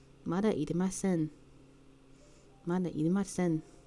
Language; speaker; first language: Japanese; non-native, learner; English